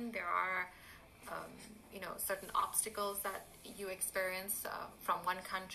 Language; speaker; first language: English; native; English